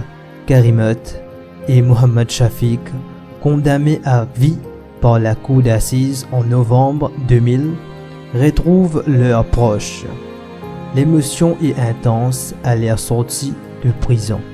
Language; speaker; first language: French; non-native, local second language; Morisyen